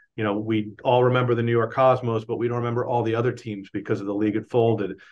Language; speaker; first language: English; native; English